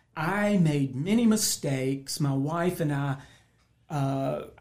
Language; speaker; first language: English; native; English